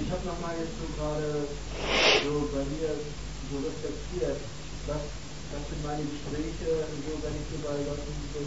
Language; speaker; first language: German; native; German